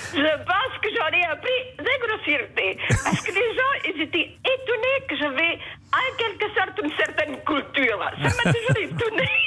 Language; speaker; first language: French; non-native, fluent; Portuguese